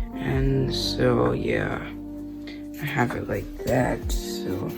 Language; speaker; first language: English; native; English